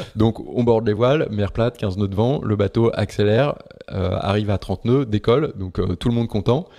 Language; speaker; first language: French; native; French